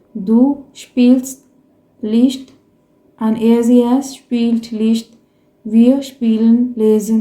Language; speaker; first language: German; non-native, fluent; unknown